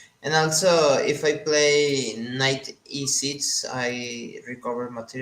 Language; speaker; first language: English; non-native, learner; Spanish